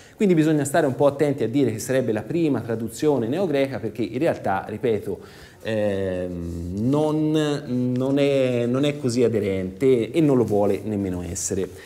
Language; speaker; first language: Italian; native; Italian